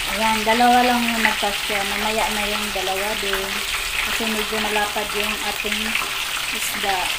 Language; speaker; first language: Filipino; non-native, local second language; Cebuano